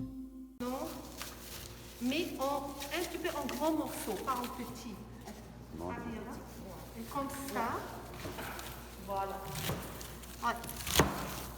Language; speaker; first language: French; non-native, learner; Arabic